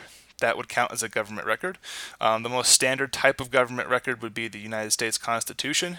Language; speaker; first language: English; native; English